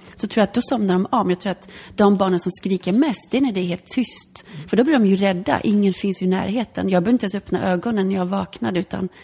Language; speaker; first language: Swedish; early bilingual, other home language; Polish